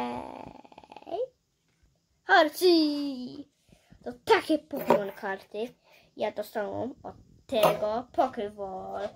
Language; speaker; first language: Polish; early bilingual, heritage; English